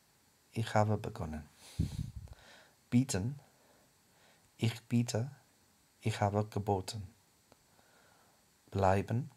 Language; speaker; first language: German; non-native, fluent; English